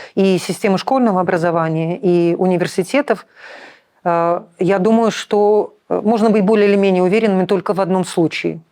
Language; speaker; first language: Russian; native; Russian